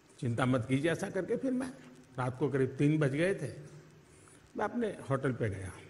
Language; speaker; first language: Hindi; native; Hindi